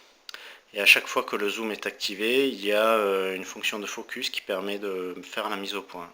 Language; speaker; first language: French; native; French